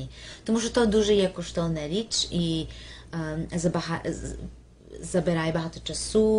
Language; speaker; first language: Ukrainian; early bilingual, heritage; Ukrainian